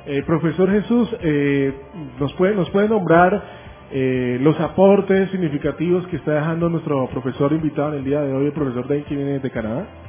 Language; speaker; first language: Spanish; native; Spanish